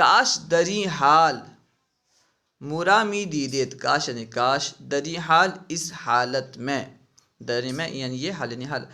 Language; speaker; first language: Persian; non-native, learner; Urdu